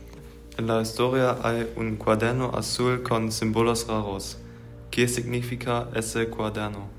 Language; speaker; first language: Spanish; non-native, learner; German